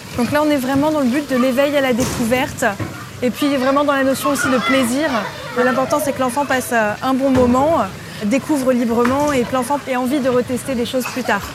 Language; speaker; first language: French; native; French